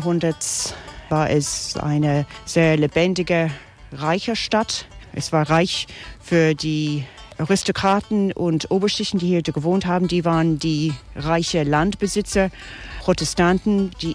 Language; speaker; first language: German; non-native, fluent; English